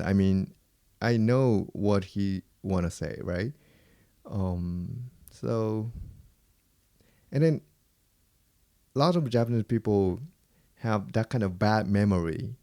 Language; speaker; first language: English; non-native, fluent; Japanese